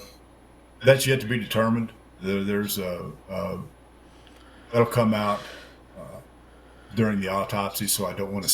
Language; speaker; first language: English; native; English